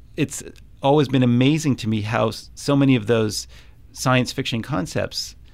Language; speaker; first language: English; native; English